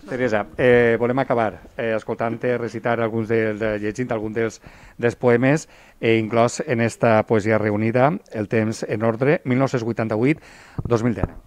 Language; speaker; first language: Catalan; native; Catalan